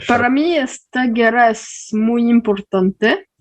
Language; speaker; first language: Spanish; early bilingual, heritage; Spanish